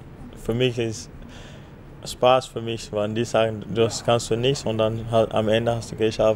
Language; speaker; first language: German; non-native, fluent; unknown